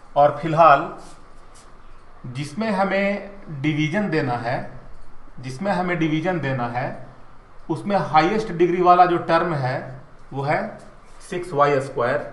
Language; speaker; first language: Hindi; native; Hindi